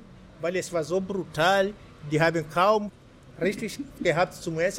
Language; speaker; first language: German; non-native, fluent; Swahili